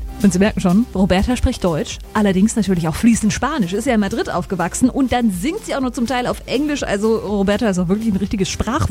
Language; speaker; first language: German; native; German